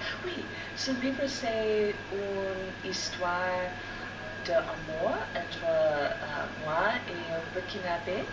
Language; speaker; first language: French; non-native, fluent; English